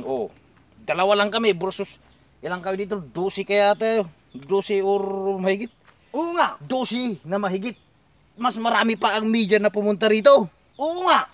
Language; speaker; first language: Filipino; non-native, local second language; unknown